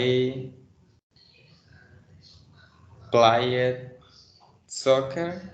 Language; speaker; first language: English; non-native, learner; Spanish